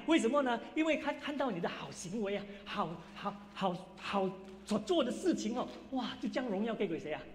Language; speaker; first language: Chinese; native; Chinese